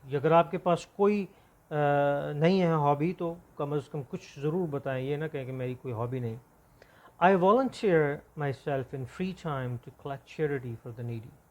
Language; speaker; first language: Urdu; non-native, local second language; Punjabi